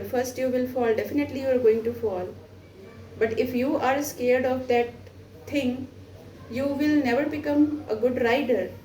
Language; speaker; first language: English; non-native, local second language; Hindi